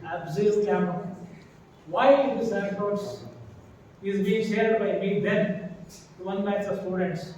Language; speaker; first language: English; non-native, local second language; Kannada